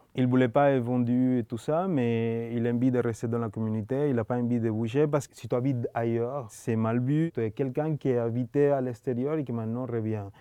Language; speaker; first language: French; non-native, learner; Spanish